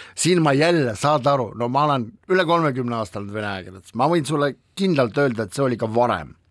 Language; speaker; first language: Estonian; non-native, local second language; Russian